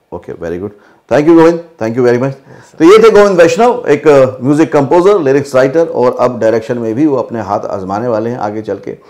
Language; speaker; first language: Hindi; native; Hindi